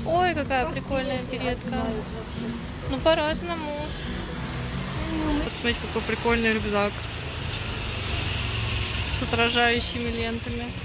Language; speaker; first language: Russian; early bilingual, heritage; Russian